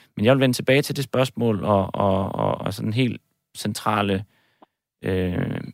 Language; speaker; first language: Danish; native; Danish